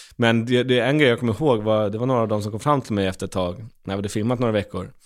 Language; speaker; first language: Swedish; native; Swedish